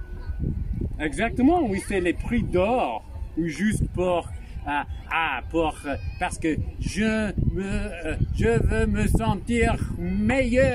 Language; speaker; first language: French; non-native, learner; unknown